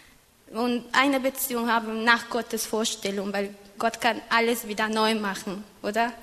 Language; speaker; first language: German; non-native, fluent; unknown